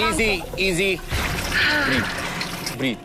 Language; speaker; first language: English; non-native, local second language; Hindi